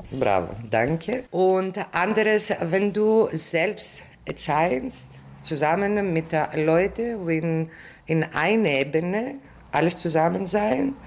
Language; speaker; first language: German; non-native, fluent; Greek